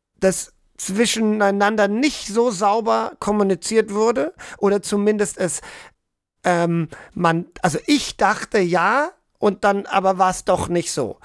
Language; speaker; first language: German; native; German